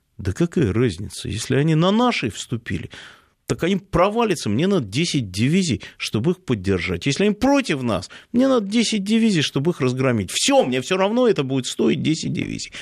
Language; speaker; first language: Russian; native; Russian